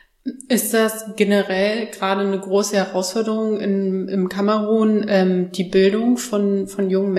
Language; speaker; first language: German; native; German